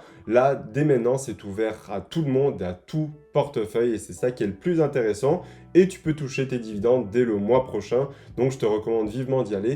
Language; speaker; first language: French; native; French